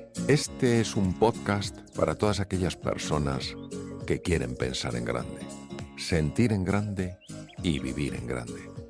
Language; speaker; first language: Spanish; native; Spanish